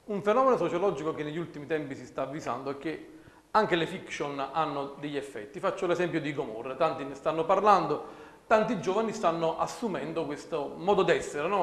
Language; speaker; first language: Italian; native; Italian